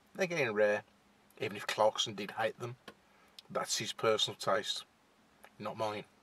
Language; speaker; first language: English; native; English